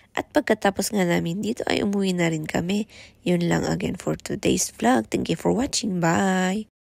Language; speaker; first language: Filipino; non-native, local second language; Iloko